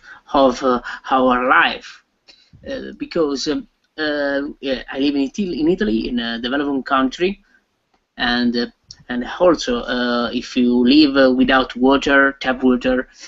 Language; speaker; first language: English; non-native, learner; Italian